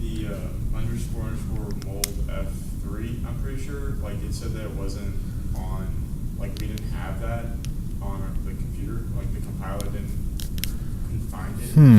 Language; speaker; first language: English; native; English